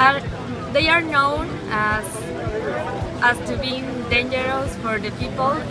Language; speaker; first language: English; non-native, fluent; Spanish